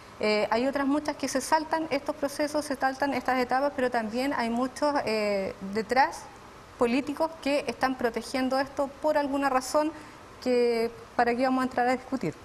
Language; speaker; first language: Spanish; native; Spanish